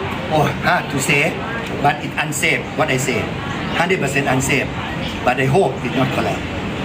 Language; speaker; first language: English; non-native, fluent; Thai